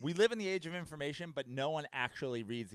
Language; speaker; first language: English; native; English